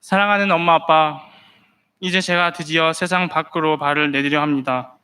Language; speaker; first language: Korean; early bilingual, other home language; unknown